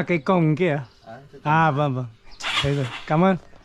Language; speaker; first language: Vietnamese; non-native, fluent; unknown